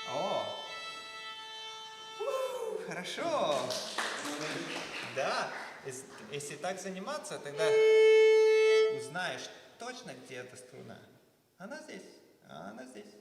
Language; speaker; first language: Russian; early bilingual, heritage; Russian